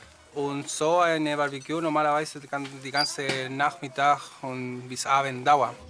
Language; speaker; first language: German; non-native, learner; Spanish